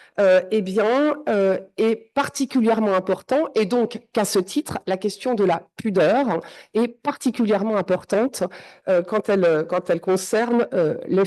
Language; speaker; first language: French; native; French